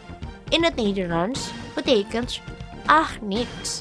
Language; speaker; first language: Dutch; non-native, fluent; Indonesian